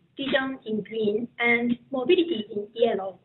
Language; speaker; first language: English; non-native, fluent; Japanese